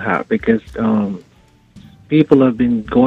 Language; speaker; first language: English; non-native, local second language; Yoruba